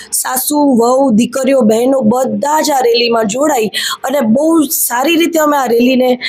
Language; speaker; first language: Gujarati; non-native, local second language; Sindhi